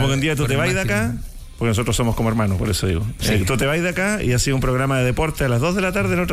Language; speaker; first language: Spanish; native; Spanish